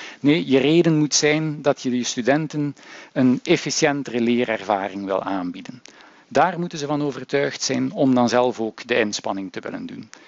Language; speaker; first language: Dutch; native; Dutch